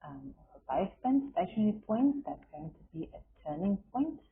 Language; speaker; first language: English; non-native, local second language; Afrikaans